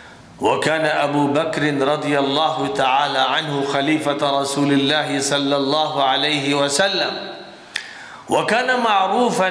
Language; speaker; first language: Arabic; non-native, fluent; Urdu